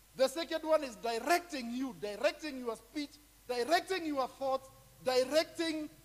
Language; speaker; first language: English; non-native, local second language; Kikuyu